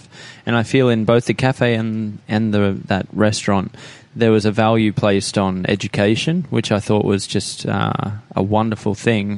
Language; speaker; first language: English; native; English